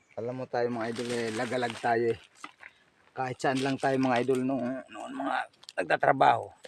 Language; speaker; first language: Filipino; non-native, local second language; Waray